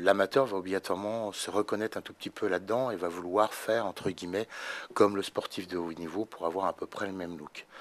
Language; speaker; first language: French; native; French